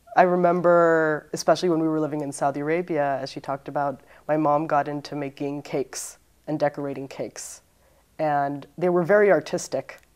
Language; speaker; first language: English; native; English